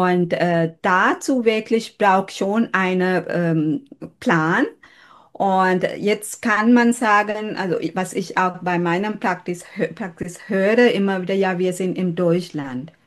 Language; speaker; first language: German; non-native, fluent; Sinhala